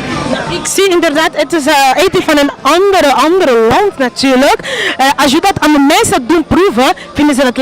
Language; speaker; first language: Dutch; non-native, fluent; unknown